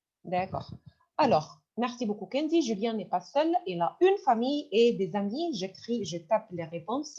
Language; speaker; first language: French; non-native, fluent; Arabic